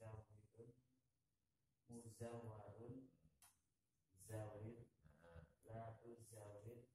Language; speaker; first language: Arabic; non-native, learner; Indonesian